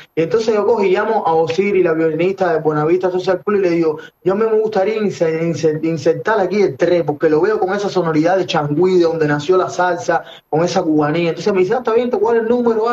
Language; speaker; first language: Spanish; native; Spanish